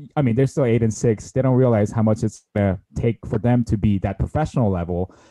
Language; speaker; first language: English; non-native, fluent; Korean